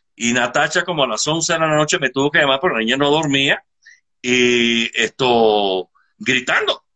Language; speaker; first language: Spanish; native; Spanish